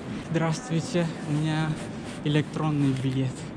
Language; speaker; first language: Russian; non-native, learner; Sinhala